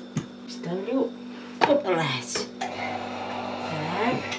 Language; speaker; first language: Russian; non-native, local second language; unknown